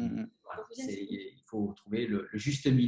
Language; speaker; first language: French; native; French